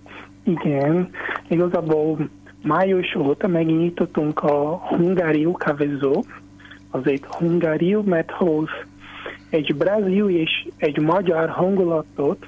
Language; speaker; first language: Hungarian; non-native, learner; Portuguese